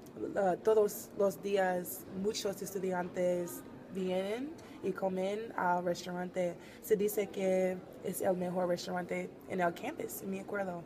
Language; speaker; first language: Spanish; non-native, learner; English